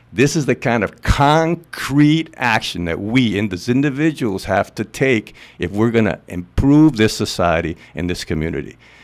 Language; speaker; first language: English; non-native, local second language; Spanish